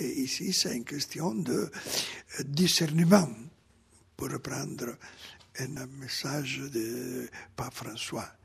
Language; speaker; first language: French; non-native, fluent; Italian